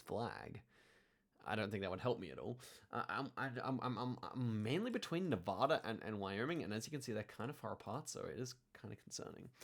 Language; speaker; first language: English; native; English